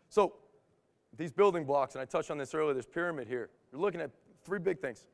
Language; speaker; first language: English; native; English